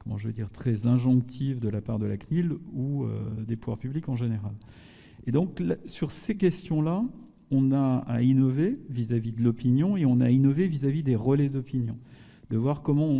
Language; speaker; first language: French; native; French